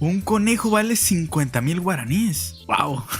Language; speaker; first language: Spanish; native; Spanish